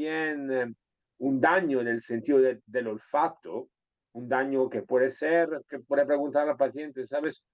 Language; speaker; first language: Spanish; non-native, fluent; Italian